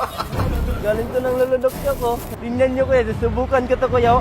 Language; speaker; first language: Filipino; non-native, local second language; Cebuano